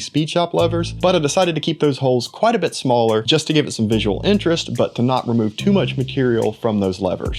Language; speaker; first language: English; native; English